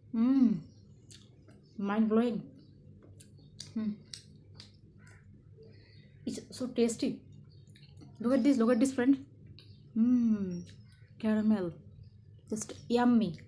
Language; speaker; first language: English; non-native, learner; Bangla